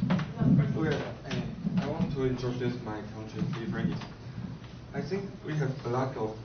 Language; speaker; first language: English; non-native, learner; Chinese